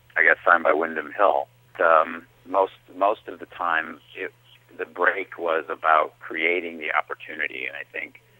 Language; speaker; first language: English; native; English